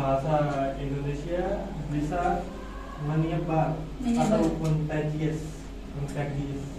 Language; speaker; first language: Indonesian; non-native, learner; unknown